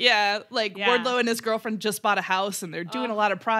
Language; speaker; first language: English; native; English